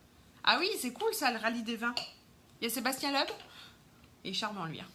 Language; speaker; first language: French; native; French